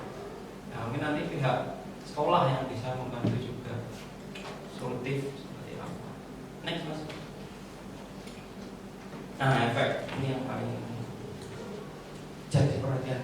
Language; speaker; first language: Indonesian; native; Indonesian